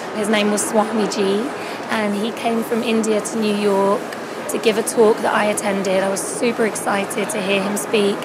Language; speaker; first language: English; native; English